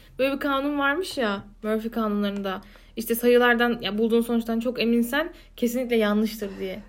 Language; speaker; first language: Turkish; native; Turkish